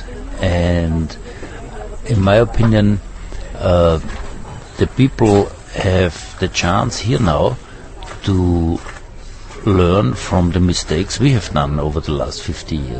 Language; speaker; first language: English; non-native, fluent; German